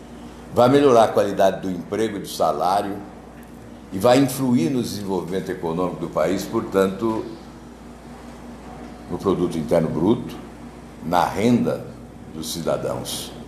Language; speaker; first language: Portuguese; native; Portuguese